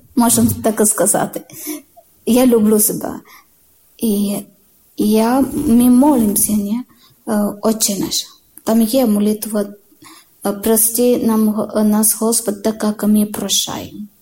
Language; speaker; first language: Ukrainian; non-native, learner; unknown